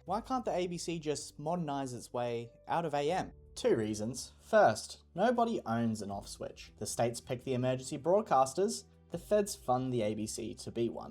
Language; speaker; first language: English; native; English